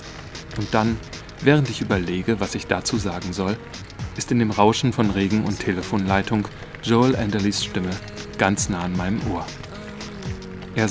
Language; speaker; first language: German; native; German